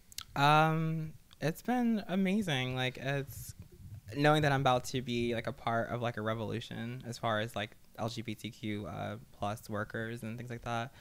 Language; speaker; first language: English; native; English